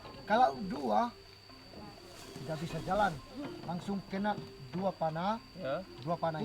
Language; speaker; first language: Indonesian; non-native, local second language; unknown